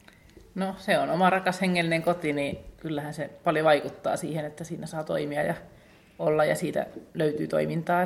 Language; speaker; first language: Finnish; native; Finnish